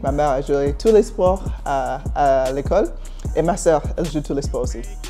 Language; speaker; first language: French; non-native, fluent; English